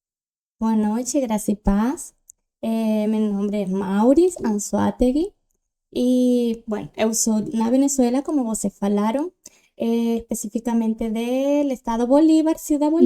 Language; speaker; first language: Portuguese; non-native, learner; Spanish